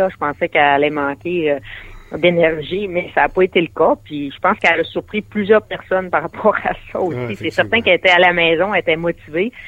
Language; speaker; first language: French; native; French